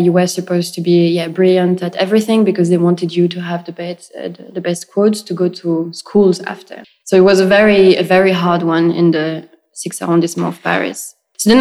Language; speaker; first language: English; non-native, fluent; French